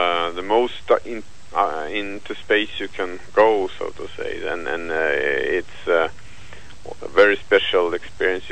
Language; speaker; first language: English; non-native, fluent; Swedish